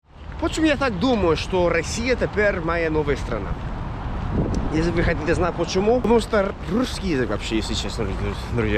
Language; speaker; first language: Russian; non-native, fluent; English